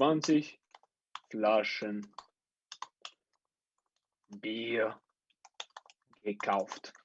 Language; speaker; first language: German; non-native, fluent; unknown